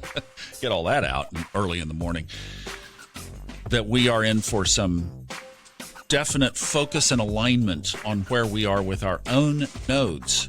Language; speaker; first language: English; native; English